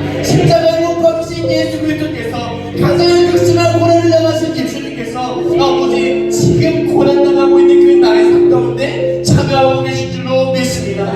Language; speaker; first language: Korean; native; Korean